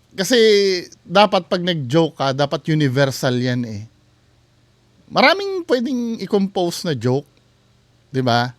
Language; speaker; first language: Filipino; native; Filipino